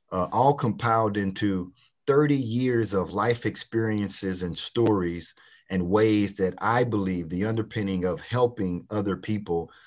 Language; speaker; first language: English; native; English